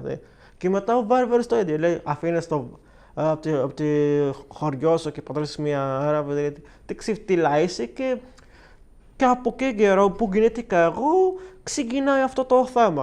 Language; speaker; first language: Greek; non-native, learner; Arabic